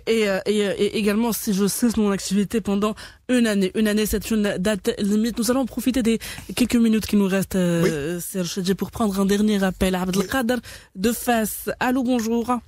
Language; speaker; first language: French; non-native, local second language; Arabic